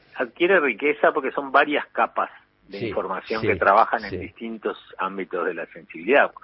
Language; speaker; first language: Spanish; native; Spanish